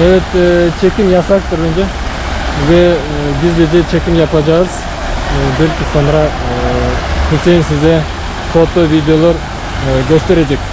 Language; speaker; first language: Turkish; non-native, learner; Bashkir